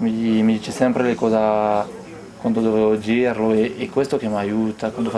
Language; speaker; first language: Italian; non-native, fluent; French